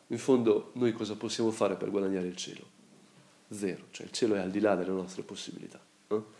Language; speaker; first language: Italian; native; Italian